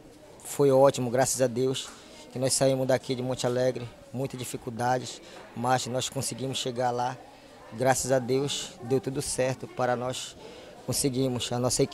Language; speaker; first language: Portuguese; native; Portuguese